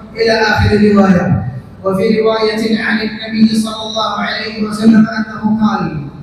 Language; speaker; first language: Arabic; non-native, fluent; Bangla